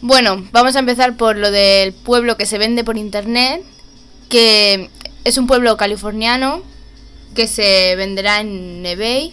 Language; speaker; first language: Spanish; native; Spanish